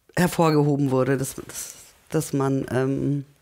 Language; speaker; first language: German; early bilingual, other home language; Turkish